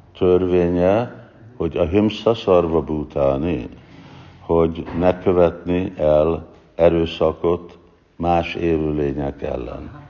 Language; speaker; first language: Hungarian; non-native, fluent; English